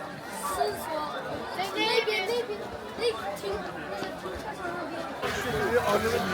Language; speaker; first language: Chinese; non-native, local second language; Uyghur